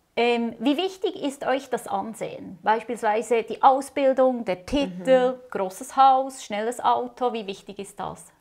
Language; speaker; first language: German; native; German